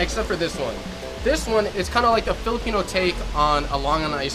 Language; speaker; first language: English; native; English